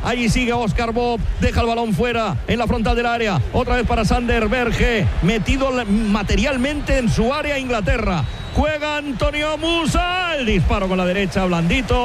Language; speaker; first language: Spanish; native; Spanish